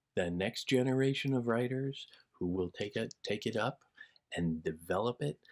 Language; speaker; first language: English; native; English